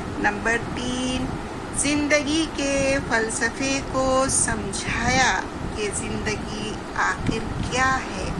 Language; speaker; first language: Urdu; native; Urdu